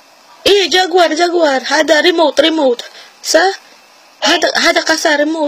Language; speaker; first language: Arabic; non-native, learner; Filipino